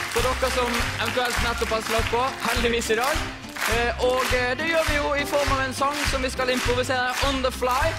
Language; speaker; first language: Norwegian; native; Norwegian